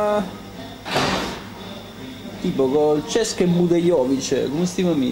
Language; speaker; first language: Italian; native; Italian